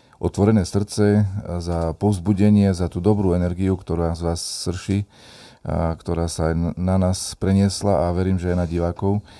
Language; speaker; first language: Slovak; native; Slovak